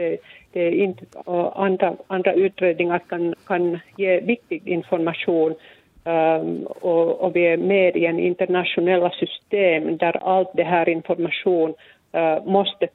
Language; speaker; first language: Swedish; non-native, local second language; Finnish